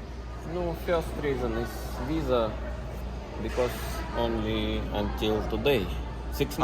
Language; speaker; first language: English; non-native, learner; Russian